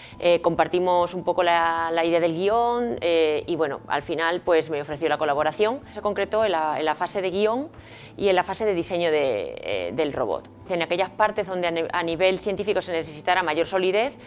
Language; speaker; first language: Spanish; native; Spanish